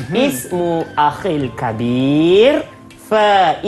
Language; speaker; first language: Arabic; non-native, fluent; Malay